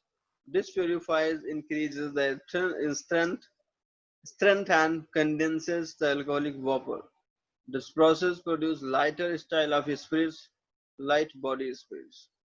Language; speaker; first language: English; non-native, local second language; Hindi